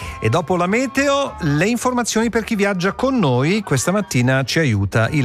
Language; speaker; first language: Italian; native; Italian